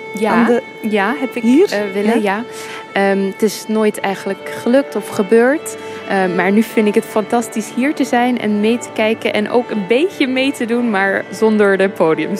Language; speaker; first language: Dutch; early bilingual, heritage; English